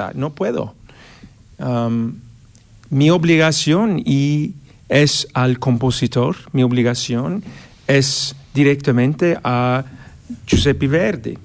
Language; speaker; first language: Spanish; non-native, fluent; English